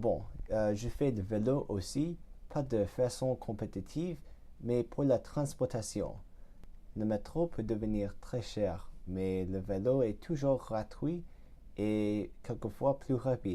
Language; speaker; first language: French; non-native, learner; English